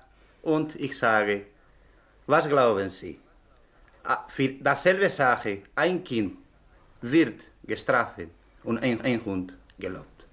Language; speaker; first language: German; non-native, learner; Spanish